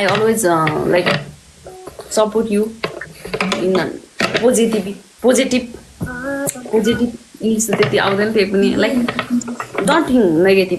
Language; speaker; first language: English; non-native, learner; Nepali